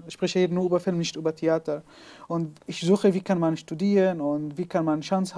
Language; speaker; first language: German; non-native, learner; Arabic